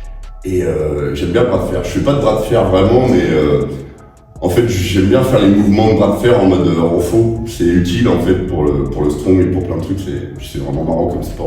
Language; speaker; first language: French; native; French